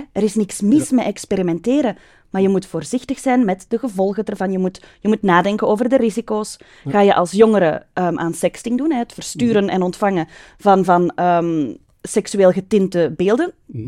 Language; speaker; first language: Dutch; native; Dutch